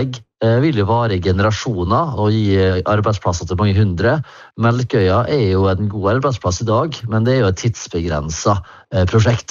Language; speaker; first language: Norwegian; native; Norwegian